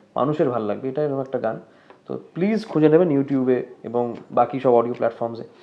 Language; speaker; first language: Bangla; native; Bangla